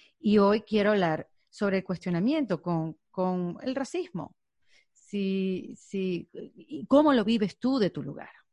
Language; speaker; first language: Spanish; native; Spanish